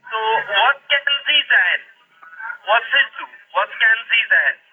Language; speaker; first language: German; non-native, learner; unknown